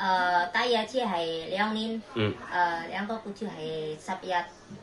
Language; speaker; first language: Cantonese; non-native, learner; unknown